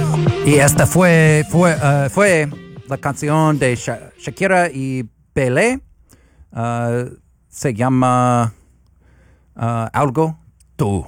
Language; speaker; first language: Spanish; non-native, learner; English